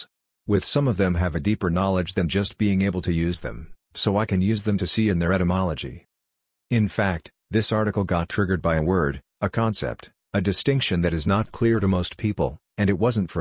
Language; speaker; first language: English; non-native, fluent; Hungarian